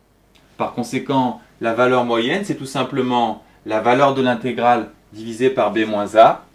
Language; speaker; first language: French; native; French